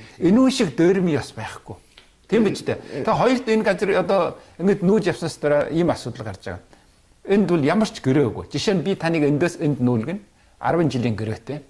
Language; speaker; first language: Mongolian; native; Mongolian